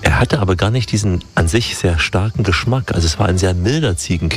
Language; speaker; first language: German; native; German